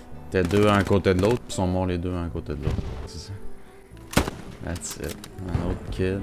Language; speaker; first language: French; native; French